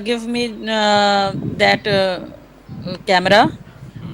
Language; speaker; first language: English; non-native, learner; Hindi